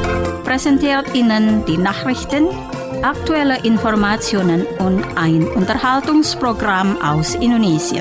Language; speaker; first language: German; non-native, fluent; Indonesian